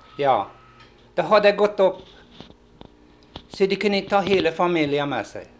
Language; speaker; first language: Swedish; early bilingual, heritage; Swedish